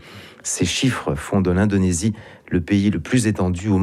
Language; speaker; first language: French; native; French